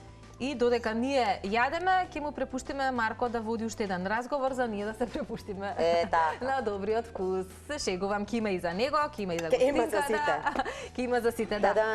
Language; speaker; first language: Macedonian; native; Macedonian